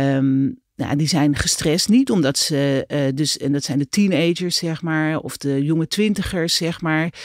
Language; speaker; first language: Dutch; native; Dutch